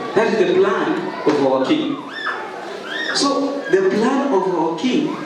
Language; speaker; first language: English; non-native, local second language; Swahili